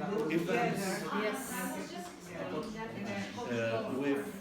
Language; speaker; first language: English; non-native, learner; Polish